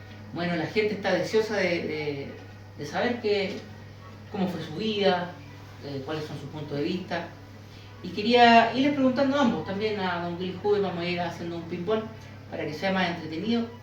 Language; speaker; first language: Spanish; native; Spanish